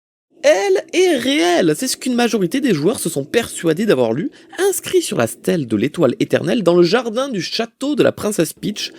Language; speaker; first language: French; native; French